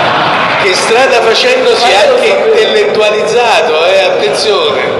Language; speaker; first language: Italian; native; Italian